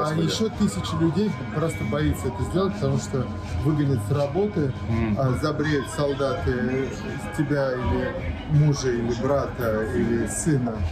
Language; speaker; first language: Russian; native; Russian